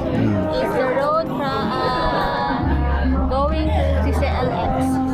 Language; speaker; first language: English; non-native, learner; Korean